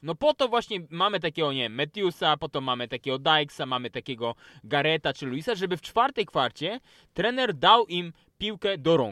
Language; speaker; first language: Polish; native; Polish